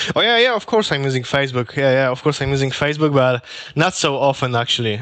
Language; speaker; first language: English; non-native, learner; Polish